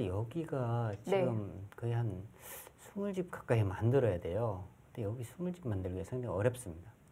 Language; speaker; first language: Korean; native; Korean